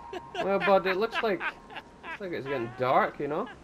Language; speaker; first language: English; native; English